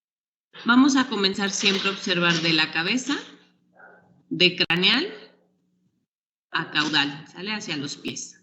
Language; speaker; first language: Spanish; native; Spanish